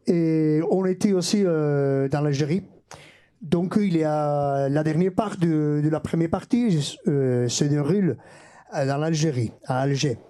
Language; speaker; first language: French; non-native, fluent; Basque